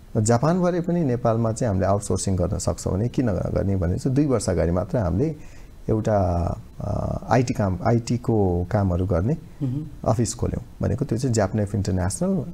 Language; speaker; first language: Nepali; native; Nepali